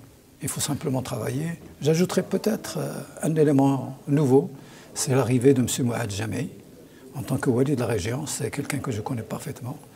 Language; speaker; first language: French; non-native, local second language; Arabic